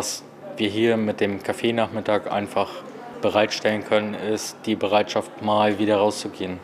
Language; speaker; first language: German; native; German